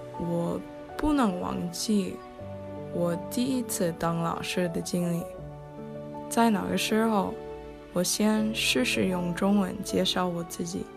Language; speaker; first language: Chinese; non-native, learner; English